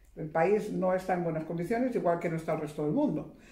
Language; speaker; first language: Spanish; early bilingual, heritage; Spanish